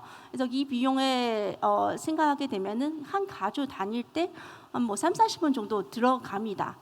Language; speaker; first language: Korean; non-native, fluent; Chinese